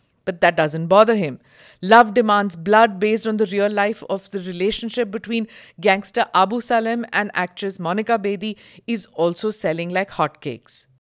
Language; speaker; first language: English; non-native, local second language; Hindi